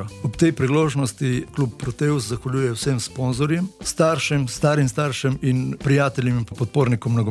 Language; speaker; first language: Slovenian; native; Slovenian